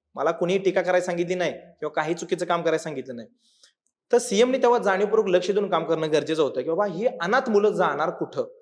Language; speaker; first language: Marathi; native; Marathi